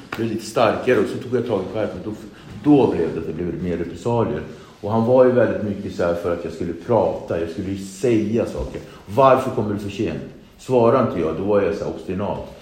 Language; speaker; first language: Swedish; early bilingual, other home language; Kabuverdianu